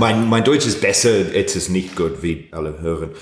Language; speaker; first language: German; non-native, learner; English